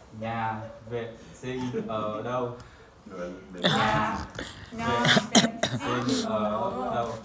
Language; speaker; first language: Vietnamese; non-native, learner; English